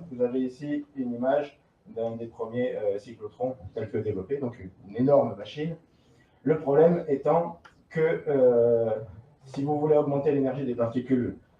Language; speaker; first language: French; native; French